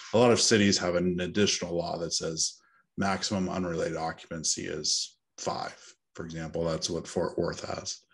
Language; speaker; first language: English; native; English